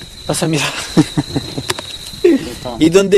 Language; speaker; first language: French; native; French